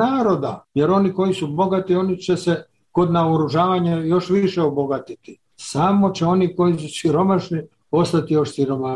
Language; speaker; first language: Serbian; native; Serbian